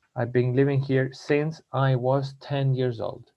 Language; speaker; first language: English; non-native, fluent; Spanish